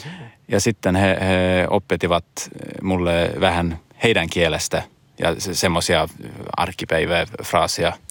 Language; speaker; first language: Finnish; early bilingual, heritage; Swedish